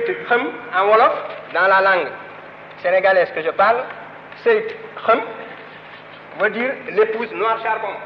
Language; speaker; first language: French; non-native, local second language; Wolof